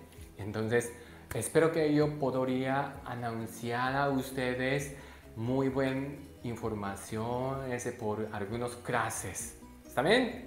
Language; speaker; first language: Spanish; non-native, learner; Japanese